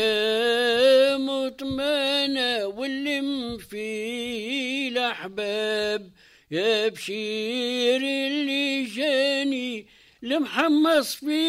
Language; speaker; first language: Arabic; native; Arabic